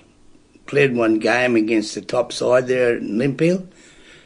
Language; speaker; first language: English; native; English